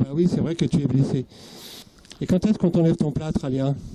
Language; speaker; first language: French; native; French